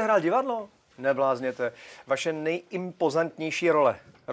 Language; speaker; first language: Czech; native; Czech